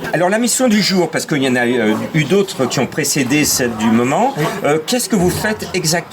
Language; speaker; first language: French; native; French